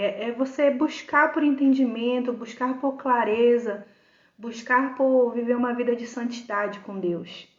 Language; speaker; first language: Portuguese; native; Portuguese